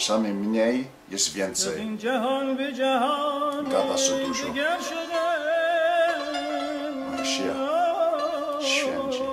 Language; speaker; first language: Polish; early bilingual, heritage; English